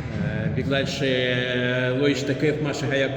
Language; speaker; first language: Hebrew; non-native, local second language; Russian